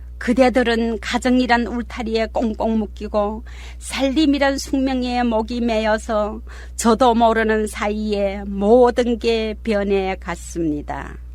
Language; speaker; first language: Korean; native; Korean